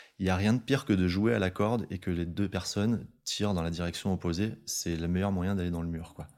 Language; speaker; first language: French; native; French